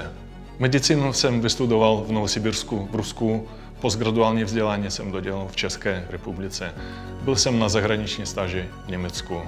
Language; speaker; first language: Czech; non-native, fluent; Russian